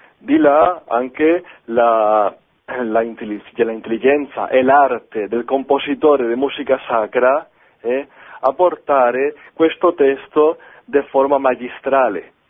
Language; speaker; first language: Italian; non-native, fluent; Spanish